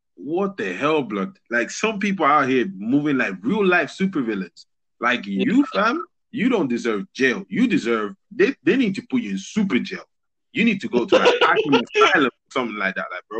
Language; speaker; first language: English; non-native, fluent; Spanish